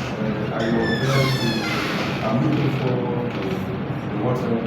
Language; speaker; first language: English; non-native, learner; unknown